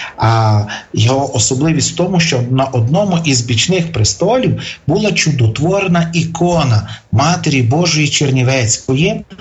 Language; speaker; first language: Ukrainian; native; Ukrainian